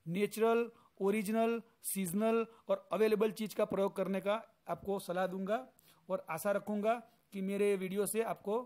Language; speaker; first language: Hindi; non-native, local second language; Gujarati